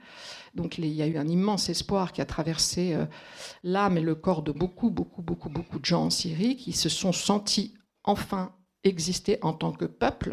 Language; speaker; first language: French; native; French